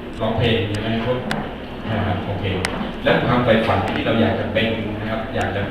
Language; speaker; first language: Thai; native; Thai